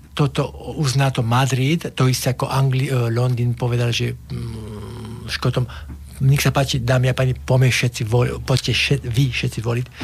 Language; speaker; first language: Slovak; non-native, fluent; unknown